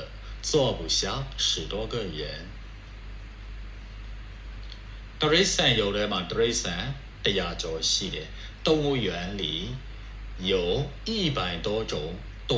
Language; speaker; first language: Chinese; non-native, fluent; Burmese